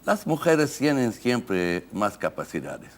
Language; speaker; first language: Spanish; non-native, fluent; Arabic